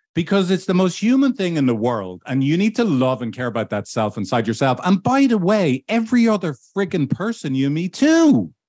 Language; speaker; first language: English; native; English